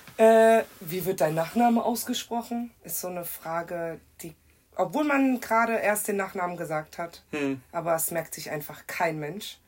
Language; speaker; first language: German; native; German